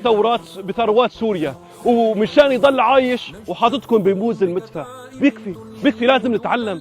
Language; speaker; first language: Arabic; native; Arabic